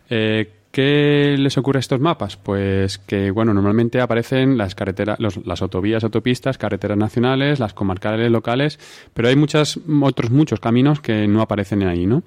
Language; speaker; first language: Spanish; native; Spanish